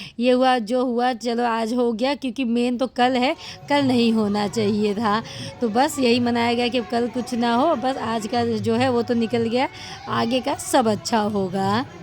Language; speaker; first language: Hindi; native; Hindi